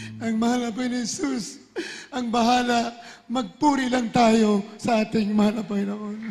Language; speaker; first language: Filipino; native; Filipino